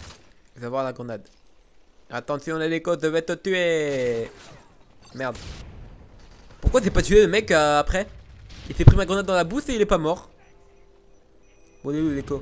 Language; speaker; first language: French; native; French